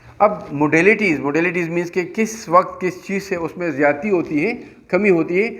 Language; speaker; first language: Urdu; non-native, local second language; Pashto